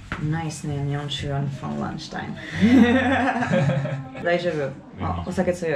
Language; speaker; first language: Japanese; non-native, learner; French